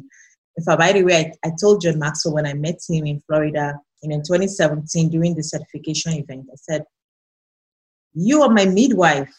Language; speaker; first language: English; non-native, local second language; Yoruba